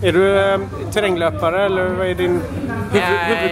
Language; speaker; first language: Swedish; native; Swedish